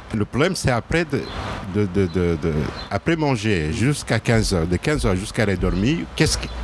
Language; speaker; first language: French; non-native, fluent; Portuguese